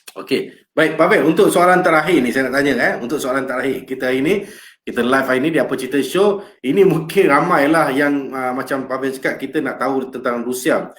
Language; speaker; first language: Malay; native; Malay